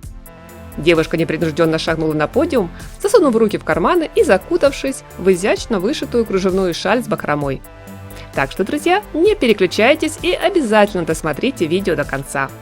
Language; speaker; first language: Russian; native; Russian